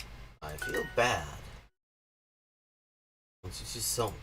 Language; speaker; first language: French; non-native, learner; English